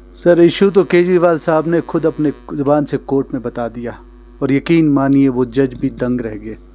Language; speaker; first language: Hindi; non-native, local second language; Kashmiri